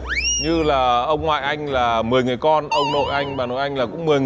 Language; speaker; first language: Vietnamese; native; Vietnamese